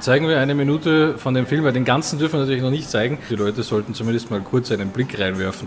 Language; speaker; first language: German; native; German